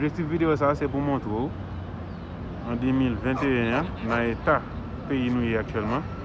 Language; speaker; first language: French; non-native, local second language; Haitian Creole